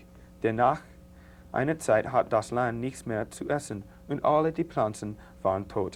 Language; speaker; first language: German; non-native, learner; English